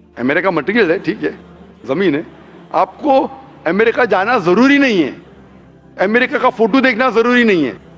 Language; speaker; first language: Hindi; non-native, local second language; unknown